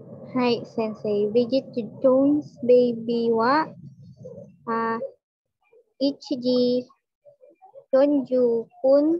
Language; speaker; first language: Japanese; non-native, learner; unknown